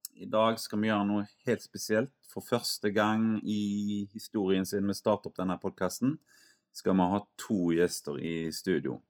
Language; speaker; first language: Norwegian; native; Norwegian